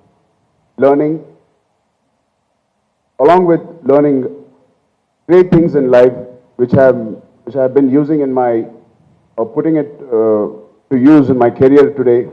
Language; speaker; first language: English; non-native, local second language; Telugu